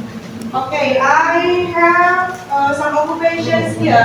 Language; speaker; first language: English; non-native, fluent; Indonesian